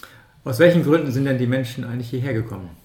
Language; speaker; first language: German; native; German